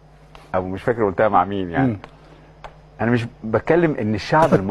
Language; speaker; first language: Arabic; native; Arabic